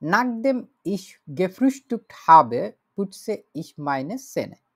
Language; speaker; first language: German; non-native, fluent; Bangla